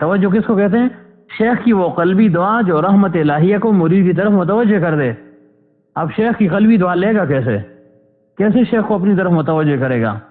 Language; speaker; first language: Urdu; non-native, local second language; Pashto